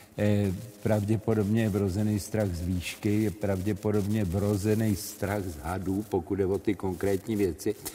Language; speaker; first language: Czech; native; Czech